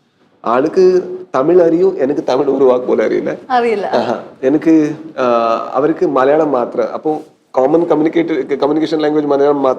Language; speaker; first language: Malayalam; non-native, learner; Kannada